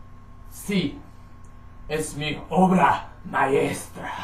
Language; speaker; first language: Spanish; non-native, learner; English